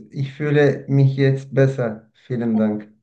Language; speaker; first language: German; non-native, learner; Turkish